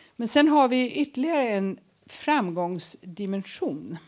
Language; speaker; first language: Swedish; early bilingual, other home language; English